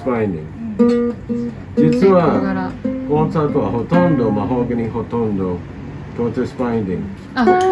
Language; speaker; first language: Japanese; non-native, fluent; English